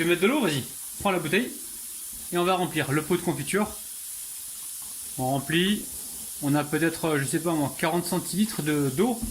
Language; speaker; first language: French; native; French